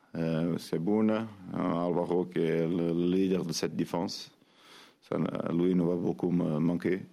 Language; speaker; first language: French; non-native, fluent; Portuguese